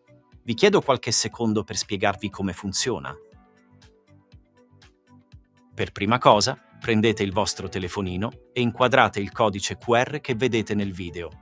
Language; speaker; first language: Italian; native; Italian